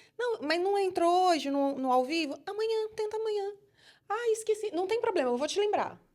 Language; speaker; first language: Portuguese; native; Portuguese